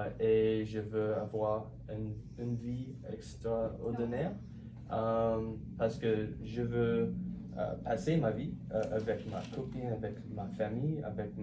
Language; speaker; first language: French; non-native, learner; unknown